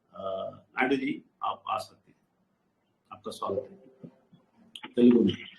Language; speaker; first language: Hindi; non-native, local second language; Telugu